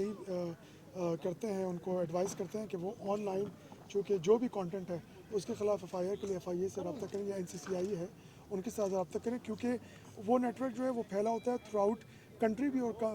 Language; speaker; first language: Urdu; non-native, local second language; Pashto